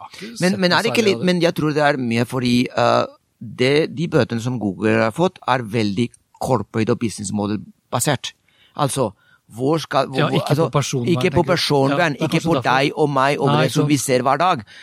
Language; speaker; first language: Norwegian; non-native, fluent; Spanish